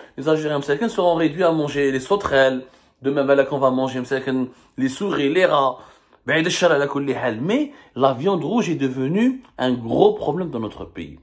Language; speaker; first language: French; non-native, local second language; Arabic